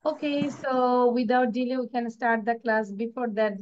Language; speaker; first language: English; non-native, local second language; Bangla